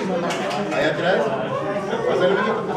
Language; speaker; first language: Spanish; native; Spanish